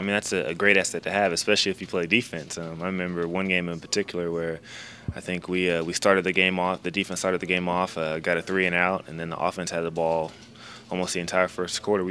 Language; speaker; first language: English; native; English